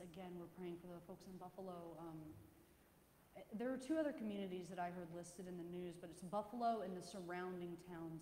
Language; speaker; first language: English; native; English